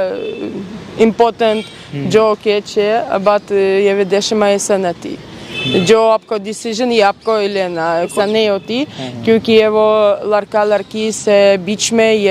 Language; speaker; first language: Hindi; non-native, learner; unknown